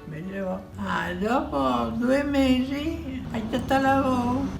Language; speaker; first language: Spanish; early bilingual, other home language; Italian